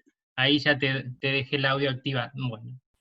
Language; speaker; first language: Spanish; native; Spanish